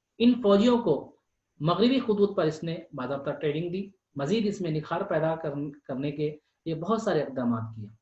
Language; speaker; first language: Urdu; native; Urdu